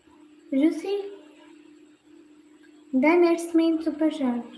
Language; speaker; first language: English; non-native, learner; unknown